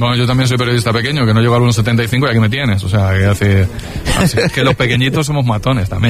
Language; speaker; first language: Spanish; native; Spanish